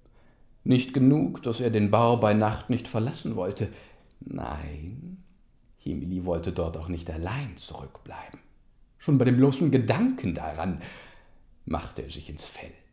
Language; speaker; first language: German; native; German